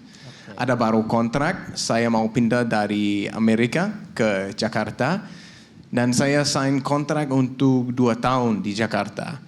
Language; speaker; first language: Indonesian; non-native, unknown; Danish